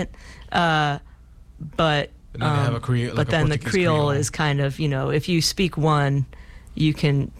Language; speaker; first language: English; non-native, fluent; Portuguese